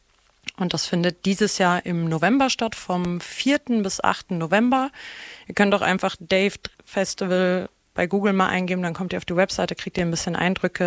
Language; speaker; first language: German; native; German